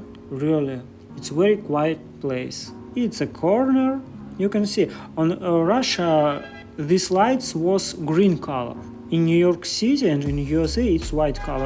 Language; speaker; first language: English; non-native, learner; Russian